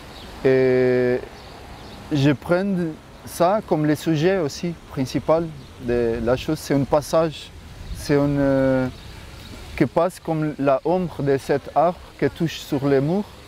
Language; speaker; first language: French; non-native, fluent; Portuguese